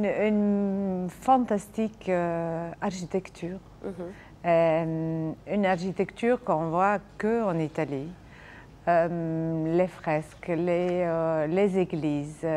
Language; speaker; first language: French; non-native, fluent; Serbian